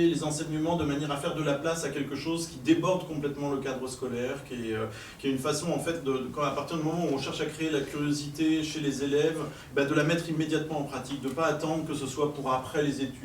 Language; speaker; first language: French; native; French